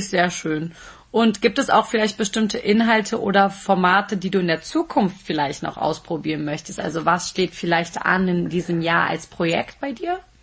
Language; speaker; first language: German; native; German